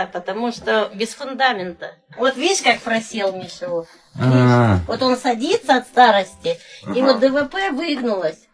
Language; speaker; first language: Russian; native; Russian